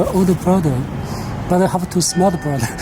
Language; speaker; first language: English; non-native, learner; Chinese